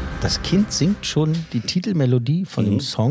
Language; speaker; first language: German; native; German